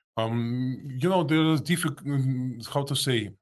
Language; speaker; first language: English; non-native, fluent; Russian